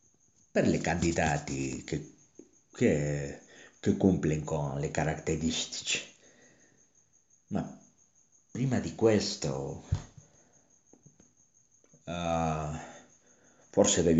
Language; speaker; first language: Italian; non-native, learner; Spanish